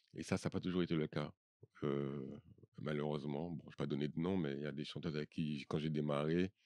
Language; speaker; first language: French; native; French